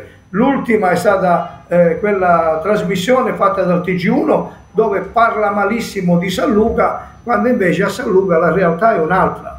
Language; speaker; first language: Italian; native; Italian